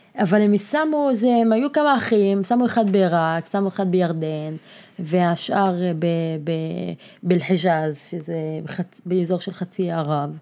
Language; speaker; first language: Hebrew; non-native, local second language; Arabic